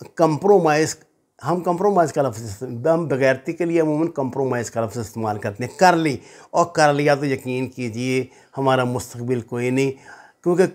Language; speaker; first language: Urdu; native; Urdu